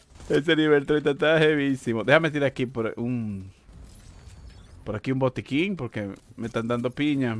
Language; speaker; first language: Spanish; native; Spanish